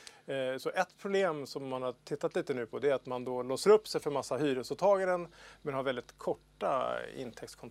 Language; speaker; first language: Swedish; native; Swedish